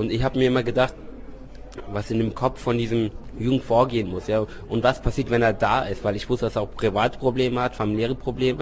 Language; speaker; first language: German; early bilingual, other home language; Turkish